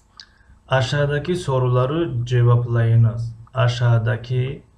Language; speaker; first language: Turkish; non-native, fluent; Tajik